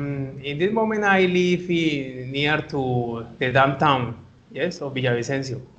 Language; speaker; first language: English; non-native, learner; Spanish